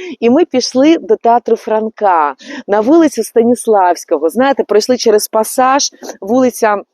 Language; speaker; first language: Ukrainian; native; Ukrainian